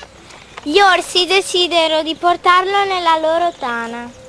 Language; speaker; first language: Italian; native; Italian